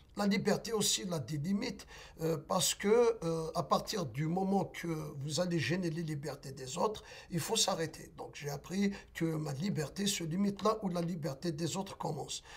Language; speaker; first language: French; non-native, local second language; Kabyle